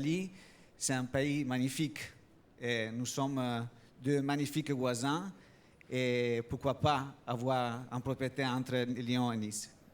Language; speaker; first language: French; non-native, learner; Italian